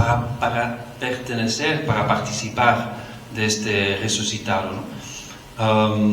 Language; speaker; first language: Spanish; non-native, fluent; Dutch